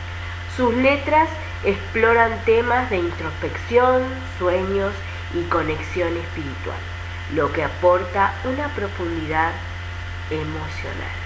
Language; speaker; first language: Spanish; native; Spanish